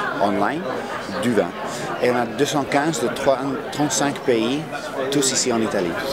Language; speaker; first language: French; non-native, fluent; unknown